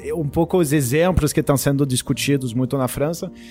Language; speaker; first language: Portuguese; non-native, fluent; French